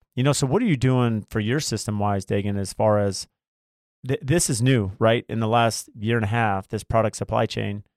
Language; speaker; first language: English; native; English